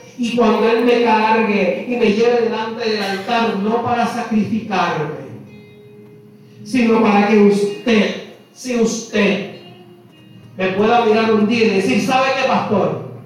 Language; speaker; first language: Spanish; native; Spanish